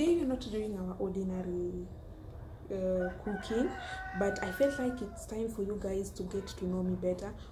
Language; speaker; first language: English; non-native, local second language; Luo (Kenya and Tanzania)